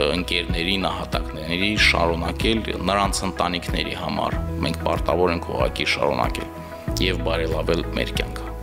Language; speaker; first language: Armenian; native; Armenian